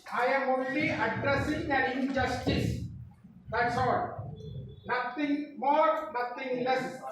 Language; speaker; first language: English; non-native, local second language; Malayalam